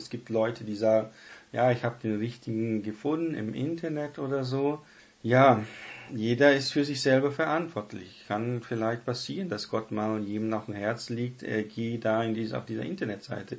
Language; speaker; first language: German; non-native, fluent; Portuguese